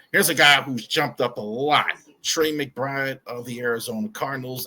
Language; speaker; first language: English; native; English